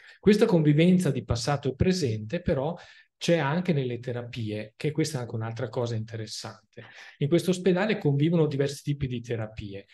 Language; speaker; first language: Italian; native; Italian